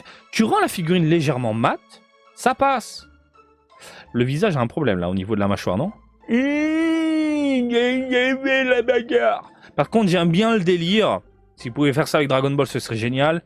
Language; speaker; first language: French; native; French